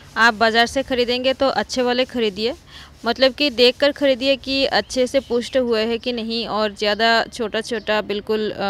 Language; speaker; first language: Hindi; non-native, local second language; Marathi